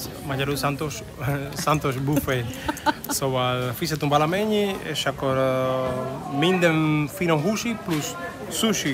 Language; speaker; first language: Hungarian; non-native, learner; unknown